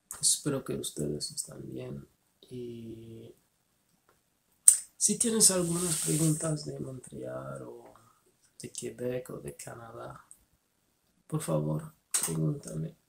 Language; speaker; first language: Spanish; non-native, learner; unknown